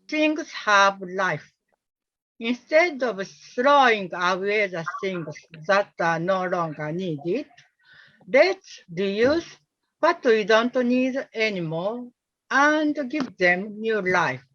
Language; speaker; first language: English; non-native, learner; Japanese